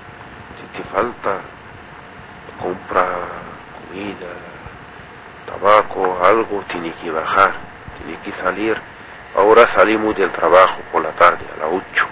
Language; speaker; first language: Spanish; non-native, learner; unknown